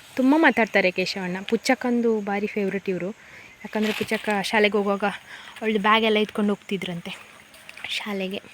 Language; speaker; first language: Kannada; non-native, local second language; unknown